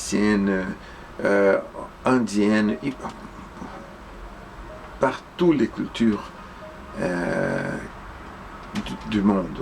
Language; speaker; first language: French; non-native, fluent; Portuguese